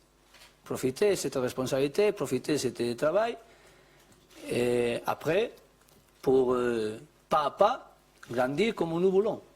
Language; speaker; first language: French; non-native, learner; Spanish